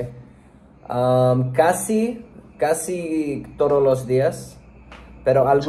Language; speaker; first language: Spanish; non-native, learner; English